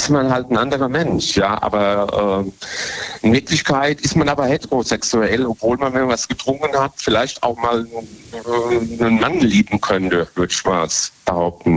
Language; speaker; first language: German; native; German